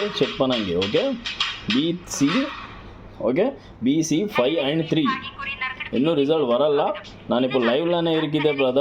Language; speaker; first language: Tamil; non-native, learner; Kannada